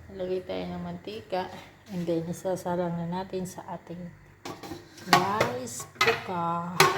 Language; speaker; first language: Filipino; native; Filipino